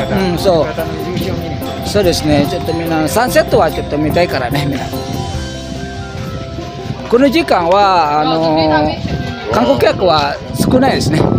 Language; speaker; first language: Japanese; non-native, fluent; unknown